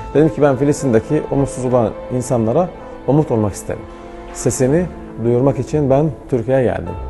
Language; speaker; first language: Turkish; non-native, fluent; Arabic